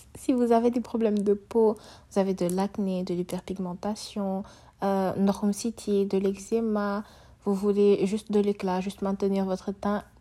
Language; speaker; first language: French; native; French